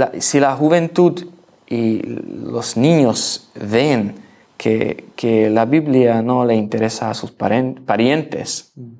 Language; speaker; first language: Spanish; non-native, learner; Hungarian